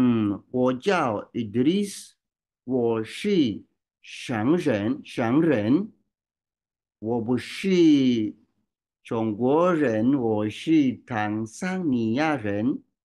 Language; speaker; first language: Chinese; non-native, learner; Swahili